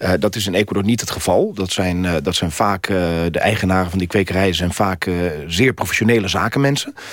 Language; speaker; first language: Dutch; non-native, fluent; Spanish